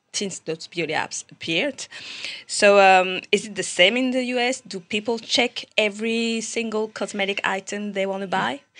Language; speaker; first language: English; non-native, fluent; French